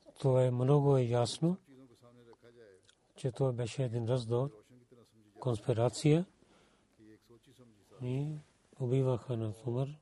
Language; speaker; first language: Bulgarian; non-native, learner; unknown